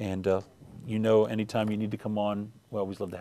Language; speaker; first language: English; native; English